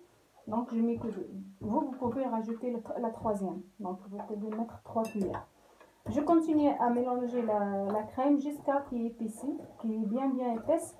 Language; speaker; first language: French; non-native, local second language; Arabic